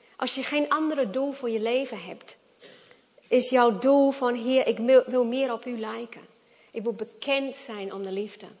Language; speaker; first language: Dutch; non-native, fluent; English